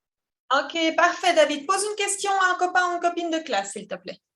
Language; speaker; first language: French; non-native, fluent; Spanish